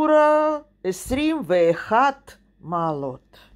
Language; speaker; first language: Hebrew; non-native, fluent; Russian